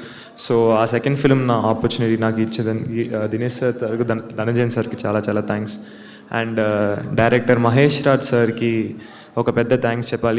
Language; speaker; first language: Telugu; non-native, learner; Tamil